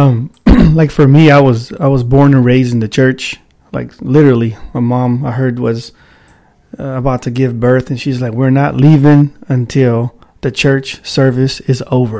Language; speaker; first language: English; native; English